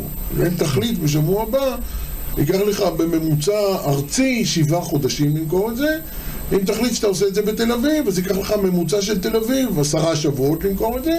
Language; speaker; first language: Hebrew; native; Hebrew